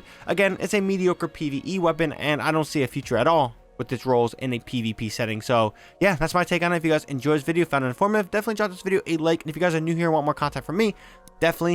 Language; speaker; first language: English; native; English